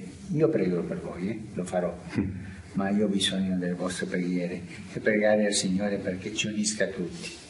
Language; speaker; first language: Italian; non-native, fluent; Spanish